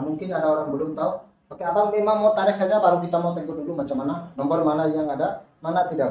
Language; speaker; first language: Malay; non-native, learner; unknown